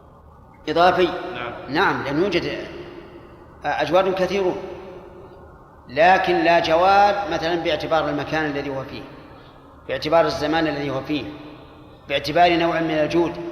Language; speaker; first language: Arabic; native; Arabic